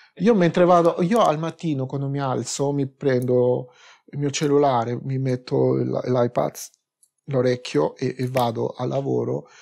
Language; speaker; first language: Italian; non-native, fluent; Spanish